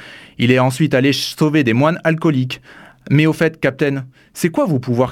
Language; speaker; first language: French; native; French